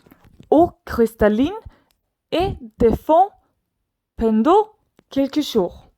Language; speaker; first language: French; non-native, learner; Swedish